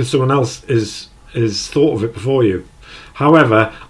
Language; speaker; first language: English; native; English